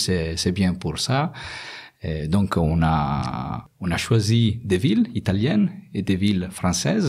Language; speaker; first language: French; non-native, fluent; Italian